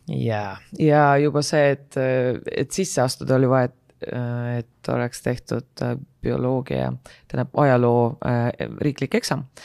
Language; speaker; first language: Estonian; non-native, local second language; Russian